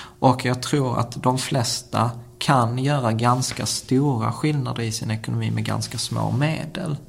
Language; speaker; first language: Swedish; early bilingual, other home language; Czech